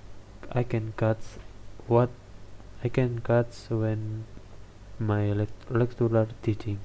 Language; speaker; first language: English; non-native, learner; Indonesian